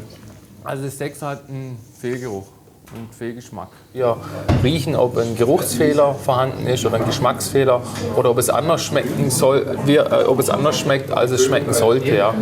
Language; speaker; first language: German; native; German